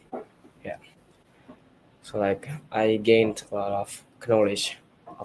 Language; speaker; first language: English; non-native, learner; Indonesian